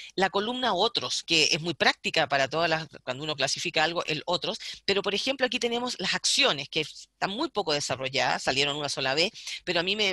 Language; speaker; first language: Spanish; native; Spanish